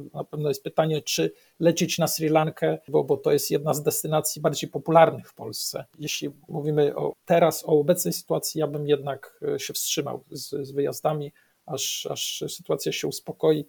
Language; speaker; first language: Polish; native; Polish